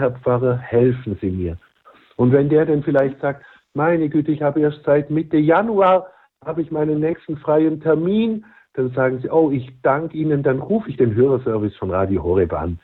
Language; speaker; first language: German; native; German